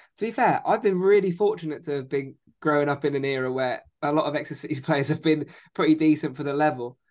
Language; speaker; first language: English; native; English